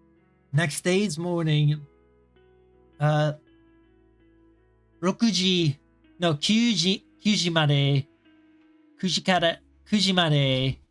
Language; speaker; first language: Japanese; non-native, learner; English